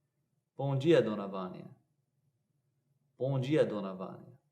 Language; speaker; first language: Portuguese; non-native, fluent; English